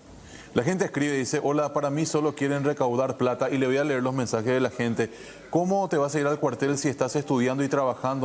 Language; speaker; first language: Spanish; native; Spanish